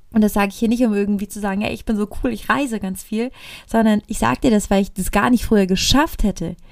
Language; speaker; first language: German; native; German